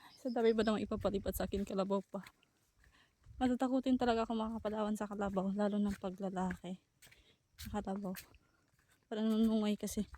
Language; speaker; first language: Filipino; non-native, local second language; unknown